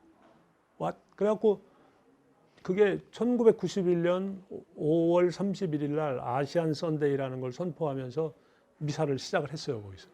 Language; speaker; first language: Korean; native; Korean